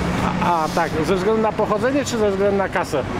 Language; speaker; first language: Polish; native; Polish